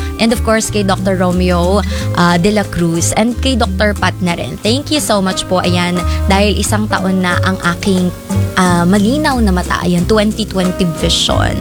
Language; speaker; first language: Filipino; native; Filipino